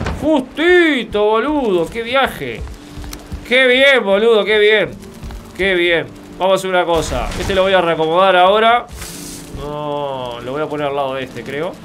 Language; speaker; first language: Spanish; native; Spanish